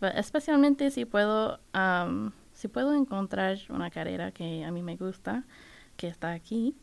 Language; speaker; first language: Spanish; non-native, fluent; English